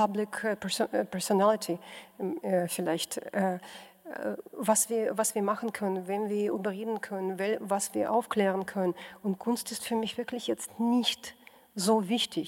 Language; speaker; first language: German; non-native, fluent; Russian